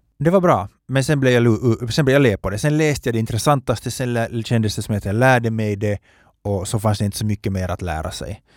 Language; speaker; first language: Swedish; native; Swedish